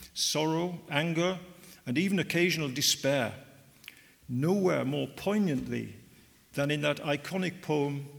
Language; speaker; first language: English; native; English